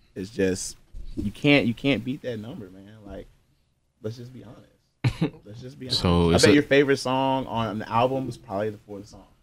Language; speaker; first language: English; native; English